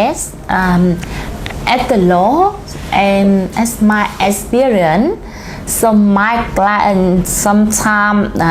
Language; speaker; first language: English; non-native, learner; Vietnamese